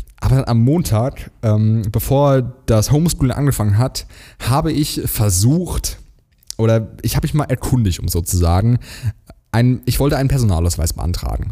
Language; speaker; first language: German; native; German